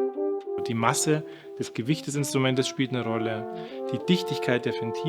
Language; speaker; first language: German; native; German